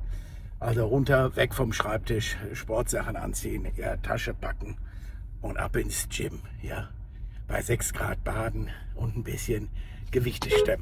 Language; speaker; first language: German; native; German